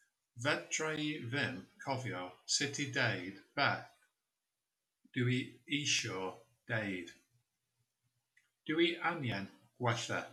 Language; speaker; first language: Welsh; non-native, learner; English